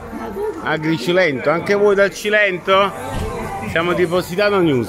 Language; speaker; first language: Italian; native; Italian